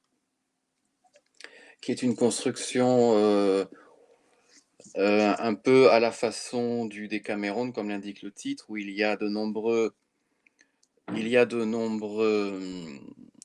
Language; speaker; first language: French; native; French